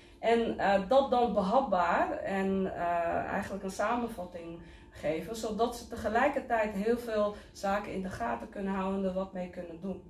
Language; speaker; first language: Dutch; early bilingual, other home language; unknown